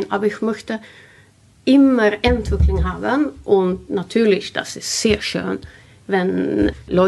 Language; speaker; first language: German; non-native, learner; Swedish